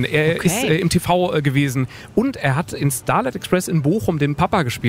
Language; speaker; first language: German; native; German